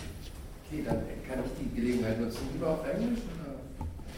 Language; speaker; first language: German; native; German